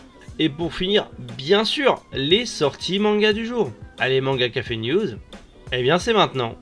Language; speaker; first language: French; native; French